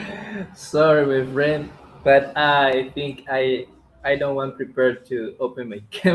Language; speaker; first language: English; non-native, learner; Spanish